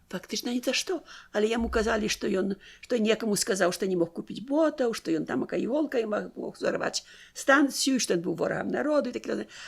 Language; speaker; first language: Belarusian; native; Belarusian